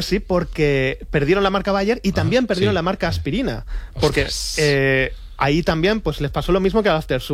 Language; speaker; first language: Spanish; native; Spanish